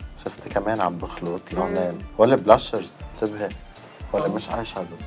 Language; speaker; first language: Arabic; native; Arabic